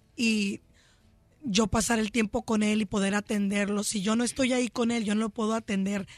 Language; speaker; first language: Spanish; early bilingual, heritage; Spanish